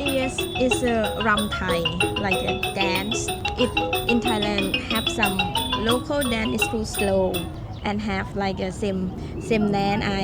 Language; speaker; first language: English; non-native, learner; Thai